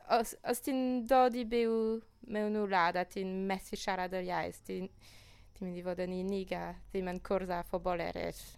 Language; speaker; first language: Welsh; non-native, fluent; French